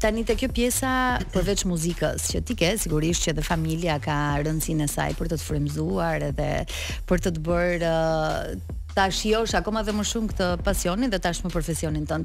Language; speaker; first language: Albanian; native; Albanian